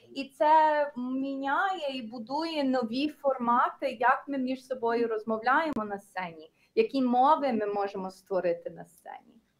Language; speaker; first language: Ukrainian; early bilingual, heritage; Ukrainian